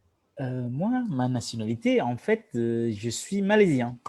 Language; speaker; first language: French; non-native, learner; Tamil